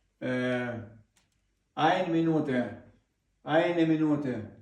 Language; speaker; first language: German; non-native, learner; Ukrainian